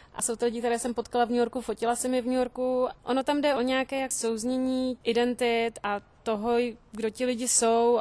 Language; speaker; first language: Czech; native; Czech